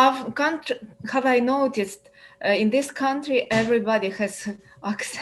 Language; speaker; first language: English; non-native, learner; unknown